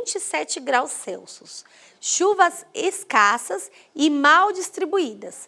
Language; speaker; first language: Portuguese; native; Portuguese